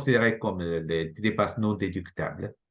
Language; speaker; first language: French; non-native, fluent; Japanese